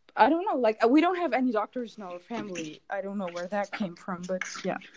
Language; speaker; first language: English; non-native, fluent; German